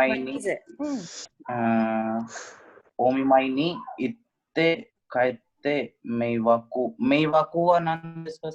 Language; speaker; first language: Japanese; non-native, learner; Hindi